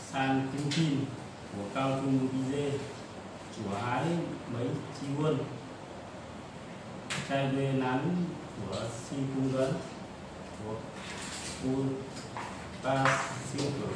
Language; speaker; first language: Chinese; non-native, learner; Vietnamese